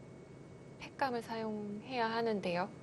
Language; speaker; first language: Korean; native; Korean